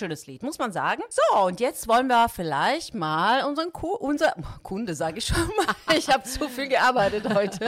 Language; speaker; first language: German; non-native, fluent; Italian